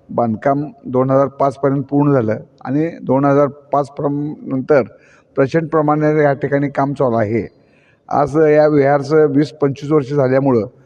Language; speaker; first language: Marathi; native; Marathi